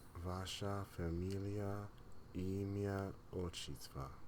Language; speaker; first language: Russian; non-native, learner; English